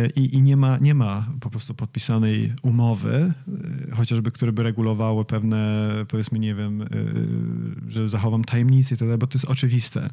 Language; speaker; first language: Polish; early bilingual, heritage; Polish